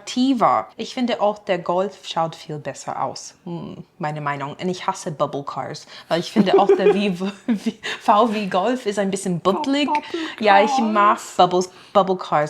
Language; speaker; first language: German; non-native, fluent; English